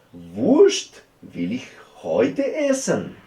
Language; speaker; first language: German; non-native, fluent; Portuguese